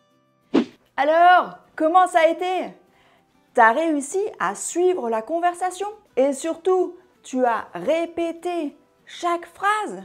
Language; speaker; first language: French; native; French